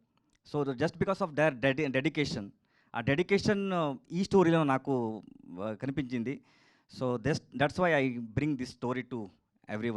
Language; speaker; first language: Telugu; non-native, learner; Kannada